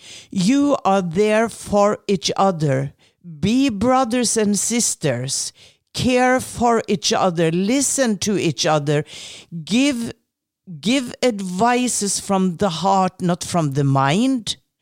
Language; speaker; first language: English; non-native, fluent; Norwegian